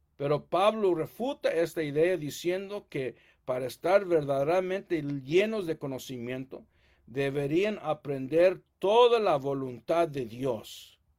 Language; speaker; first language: Spanish; early bilingual, heritage; Spanish